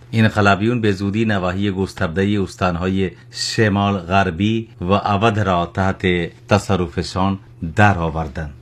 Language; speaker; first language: Persian; non-native, fluent; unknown